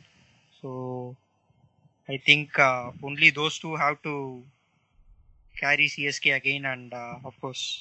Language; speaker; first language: English; non-native, local second language; Tamil